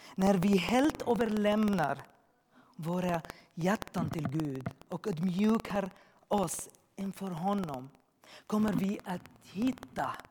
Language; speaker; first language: Swedish; non-native, learner; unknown